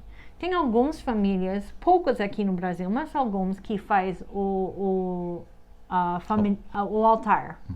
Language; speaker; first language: Portuguese; non-native, fluent; English